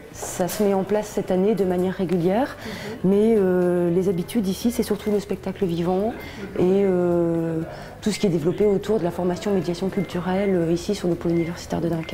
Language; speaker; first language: French; native; French